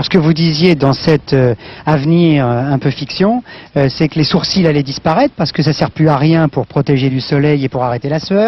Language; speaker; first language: French; native; French